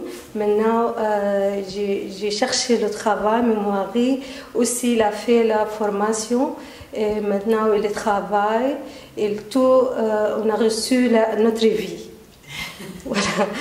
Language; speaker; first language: French; non-native, learner; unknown